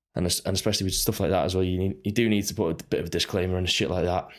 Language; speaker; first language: English; native; English